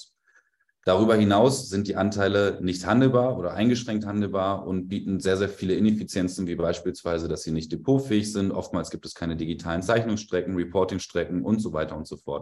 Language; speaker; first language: German; native; German